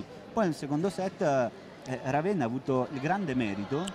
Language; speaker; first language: Italian; native; Italian